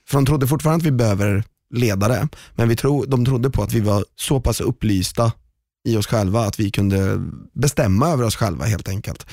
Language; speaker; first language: Swedish; native; Swedish